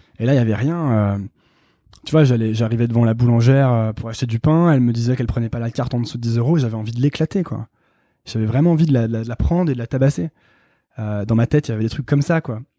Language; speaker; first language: French; native; French